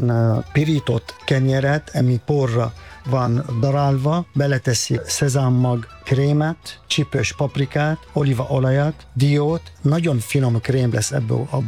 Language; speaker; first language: Hungarian; non-native, fluent; Arabic